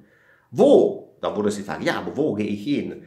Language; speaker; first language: German; non-native, fluent; Italian